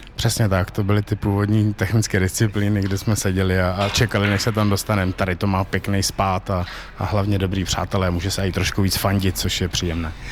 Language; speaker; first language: Czech; native; Czech